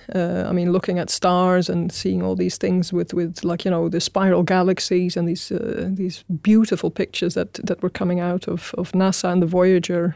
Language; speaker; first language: English; non-native, fluent; Dutch